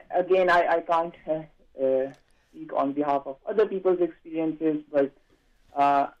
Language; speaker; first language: English; non-native, local second language; Punjabi